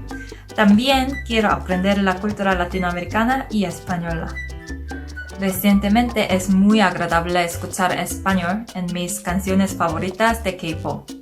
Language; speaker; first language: Spanish; non-native, learner; Korean